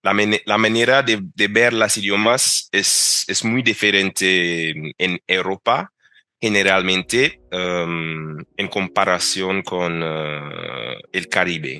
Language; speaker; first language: Spanish; non-native, fluent; English